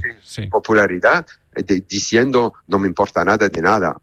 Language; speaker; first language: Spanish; non-native, learner; Italian